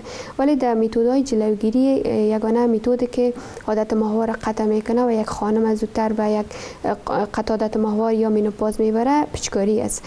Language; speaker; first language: Persian; native; Persian